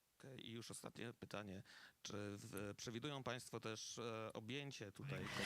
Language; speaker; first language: Polish; native; Polish